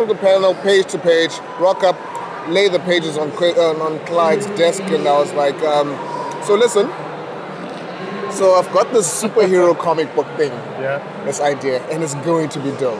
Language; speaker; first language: English; non-native, local second language; Xhosa